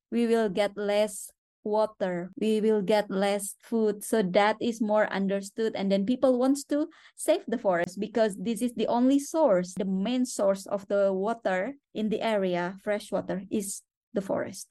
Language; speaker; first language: English; non-native, fluent; Indonesian